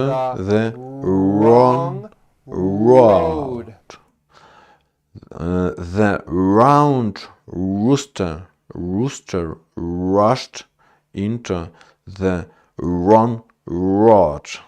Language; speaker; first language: English; non-native, learner; Russian